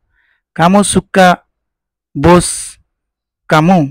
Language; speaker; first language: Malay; non-native, fluent; Nepali